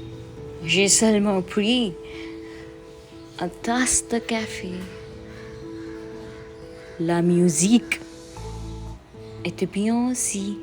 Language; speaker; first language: French; non-native, learner; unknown